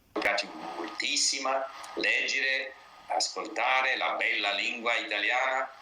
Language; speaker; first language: Italian; non-native, learner; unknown